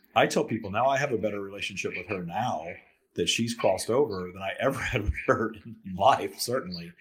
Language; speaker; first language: English; native; English